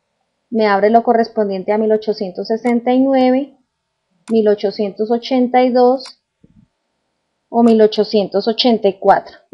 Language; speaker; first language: Spanish; native; Spanish